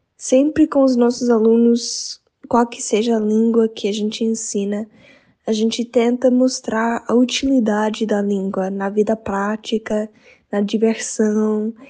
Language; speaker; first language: Portuguese; non-native, fluent; English